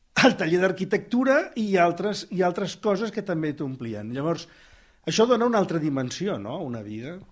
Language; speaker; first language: Catalan; native; Catalan